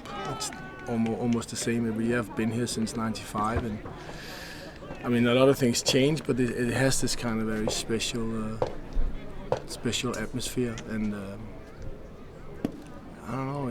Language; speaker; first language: English; non-native, fluent; Danish